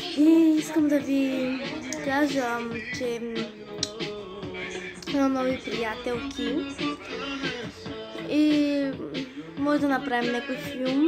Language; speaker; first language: Bulgarian; early bilingual, heritage; Bulgarian